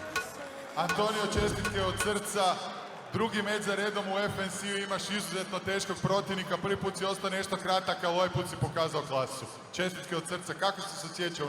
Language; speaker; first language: Croatian; native; Croatian